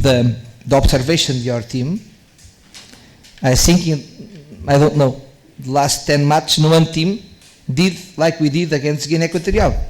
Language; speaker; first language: English; non-native, learner; Portuguese